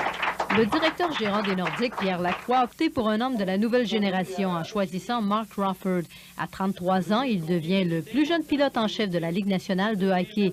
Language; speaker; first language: French; native; French